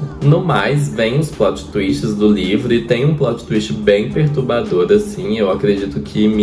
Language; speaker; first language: Portuguese; native; Portuguese